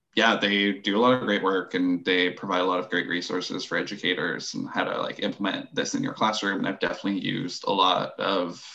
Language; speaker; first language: English; non-native, fluent; French